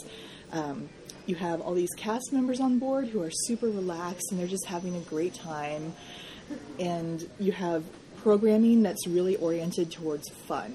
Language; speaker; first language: English; native; English